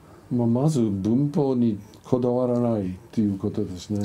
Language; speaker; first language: Japanese; non-native, fluent; English